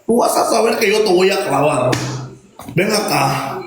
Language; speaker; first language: Spanish; native; Spanish